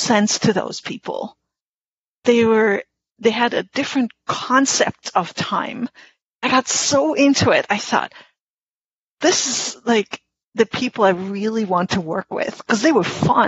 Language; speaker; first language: English; non-native, fluent; German